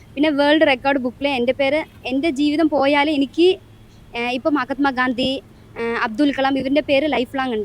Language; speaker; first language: Malayalam; non-native, local second language; Tamil